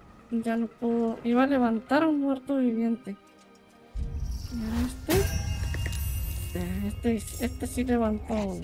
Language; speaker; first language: Spanish; native; Spanish